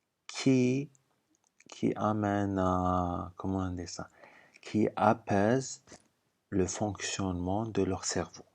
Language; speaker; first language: French; non-native, fluent; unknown